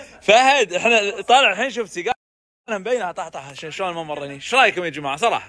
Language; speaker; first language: Arabic; native; Arabic